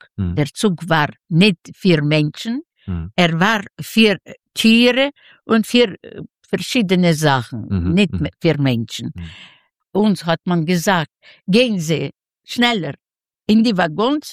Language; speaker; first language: German; non-native, learner; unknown